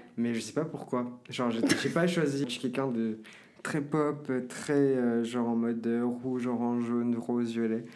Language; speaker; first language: French; non-native, fluent; Portuguese